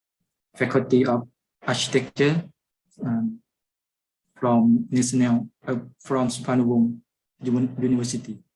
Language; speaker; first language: English; non-native, fluent; Lao